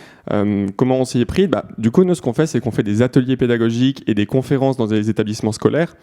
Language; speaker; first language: French; native; French